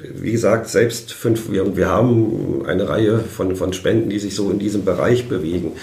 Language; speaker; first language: German; native; German